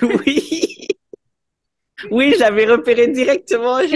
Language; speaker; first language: French; native; French